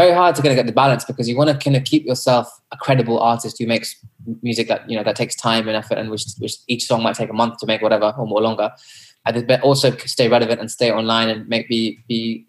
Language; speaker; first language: English; native; English